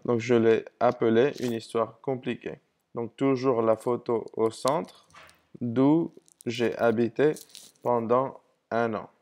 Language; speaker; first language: French; non-native, fluent; English